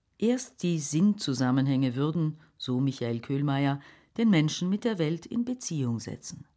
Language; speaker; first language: German; native; German